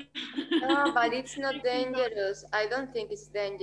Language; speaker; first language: English; non-native, fluent; Spanish